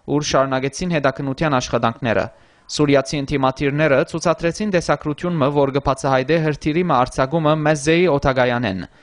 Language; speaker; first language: Armenian; early bilingual, heritage; Armenian